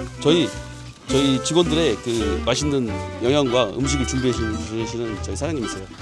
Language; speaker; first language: Korean; native; Korean